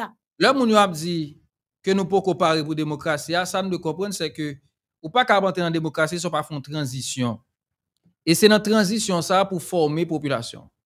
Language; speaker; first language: French; non-native, local second language; Haitian Creole